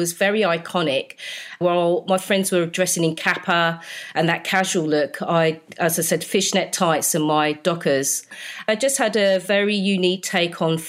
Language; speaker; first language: English; native; English